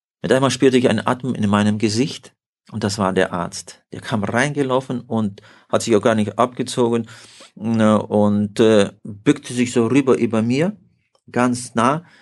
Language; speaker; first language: German; early bilingual, heritage; German